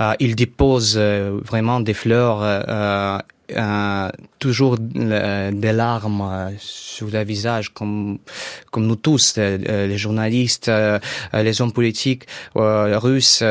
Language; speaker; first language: French; non-native, fluent; Russian